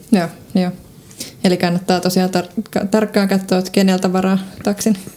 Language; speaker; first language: Finnish; native; Finnish